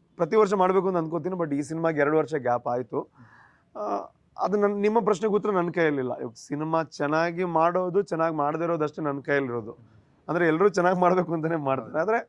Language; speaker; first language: Kannada; non-native, local second language; Tulu